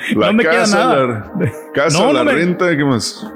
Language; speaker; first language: Spanish; early bilingual, heritage; Spanish